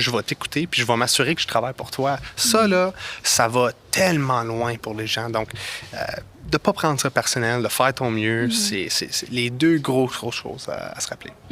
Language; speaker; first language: French; native; French